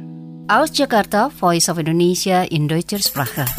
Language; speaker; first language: German; non-native, fluent; Indonesian